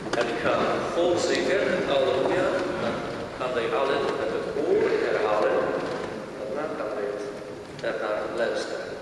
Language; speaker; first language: Dutch; non-native, fluent; Polish